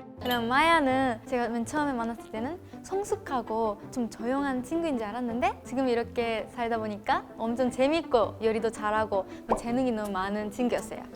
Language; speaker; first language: Korean; non-native, fluent; Japanese